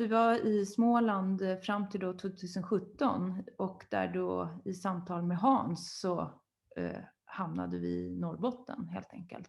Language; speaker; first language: Swedish; native; Swedish